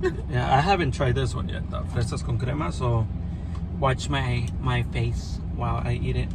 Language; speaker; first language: English; early bilingual, other home language; Spanish